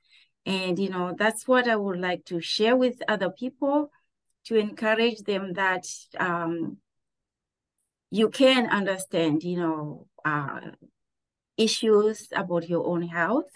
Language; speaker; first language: English; non-native, local second language; Shona